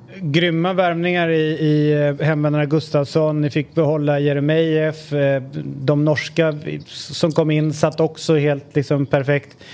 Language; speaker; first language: Swedish; native; Swedish